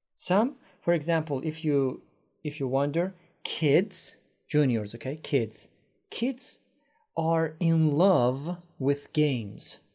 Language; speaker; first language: English; non-native, fluent; Persian